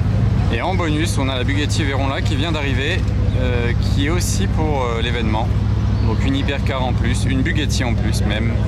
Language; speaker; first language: French; native; French